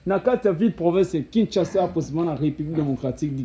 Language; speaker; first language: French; non-native, local second language; Lingala